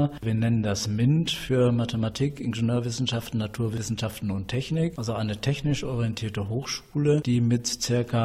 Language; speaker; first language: German; native; German